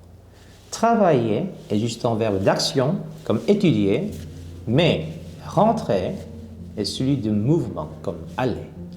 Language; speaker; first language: French; non-native, fluent; Korean